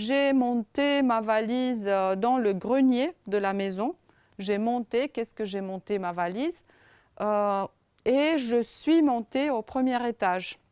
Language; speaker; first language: French; non-native, fluent; Romanian